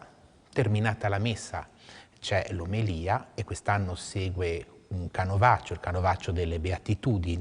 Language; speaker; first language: Italian; native; Italian